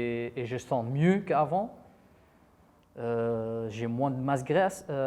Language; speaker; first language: French; non-native, fluent; Dutch